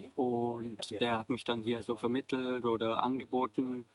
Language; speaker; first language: German; native; German